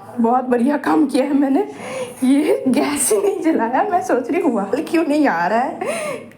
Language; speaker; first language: Hindi; non-native, local second language; Bangla